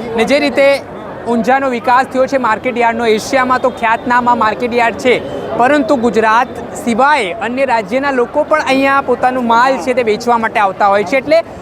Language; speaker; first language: Gujarati; native; Gujarati